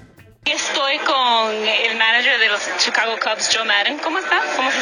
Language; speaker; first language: Spanish; native; Spanish